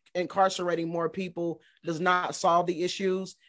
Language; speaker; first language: English; native; English